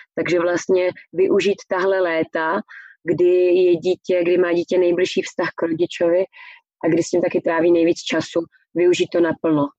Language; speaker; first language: Czech; native; Czech